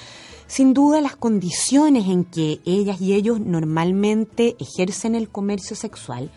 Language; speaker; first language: Spanish; native; Spanish